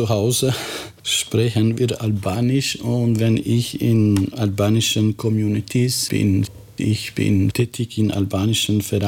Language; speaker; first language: German; non-native, fluent; Albanian